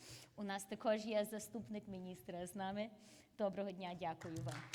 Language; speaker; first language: Ukrainian; early bilingual, heritage; English